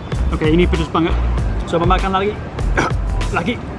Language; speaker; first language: Indonesian; non-native, learner; English